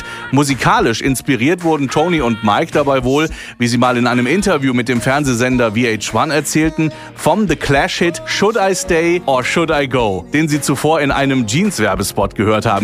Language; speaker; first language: German; native; German